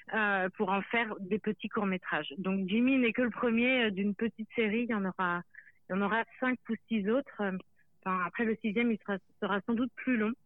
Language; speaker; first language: French; native; French